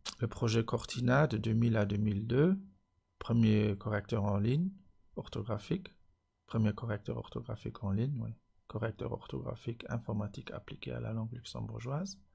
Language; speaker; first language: French; non-native, local second language; Luxembourgish